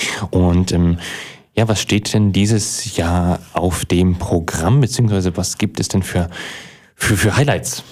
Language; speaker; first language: German; native; German